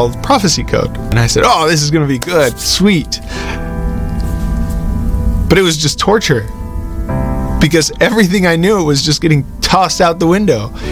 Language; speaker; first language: English; non-native, fluent; Spanish